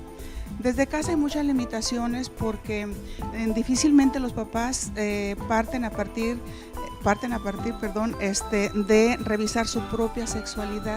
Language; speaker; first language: Spanish; native; Spanish